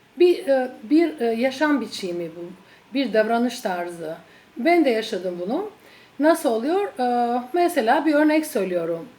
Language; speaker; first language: Turkish; non-native, fluent; Albanian